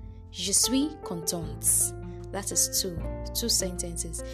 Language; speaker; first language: English; non-native, local second language; Yoruba